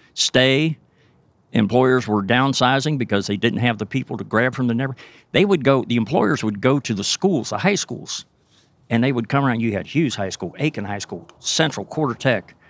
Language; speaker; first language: English; native; English